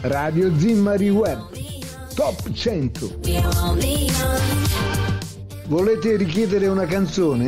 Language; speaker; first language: Italian; native; Italian